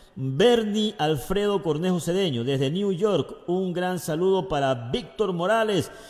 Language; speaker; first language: Spanish; native; Spanish